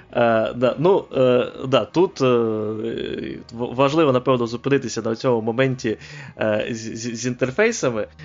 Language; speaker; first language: Ukrainian; non-native, local second language; Russian